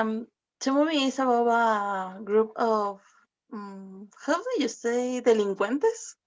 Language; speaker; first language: English; non-native, learner; Spanish